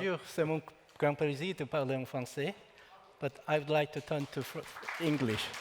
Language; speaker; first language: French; non-native, fluent; Korean